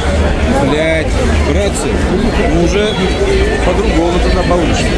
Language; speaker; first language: Russian; native; Russian